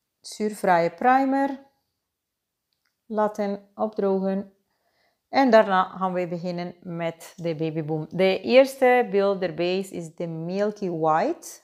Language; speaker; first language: Dutch; non-native, fluent; Spanish